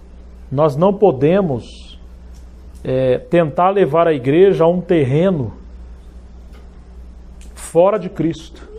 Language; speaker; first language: Portuguese; native; Portuguese